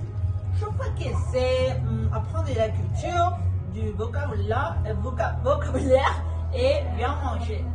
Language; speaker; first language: French; non-native, learner; Spanish